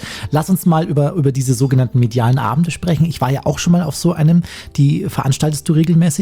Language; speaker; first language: German; native; German